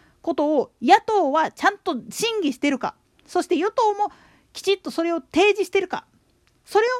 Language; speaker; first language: Japanese; native; Japanese